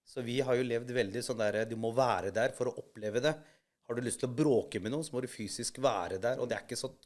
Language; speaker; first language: Norwegian; early bilingual, other home language; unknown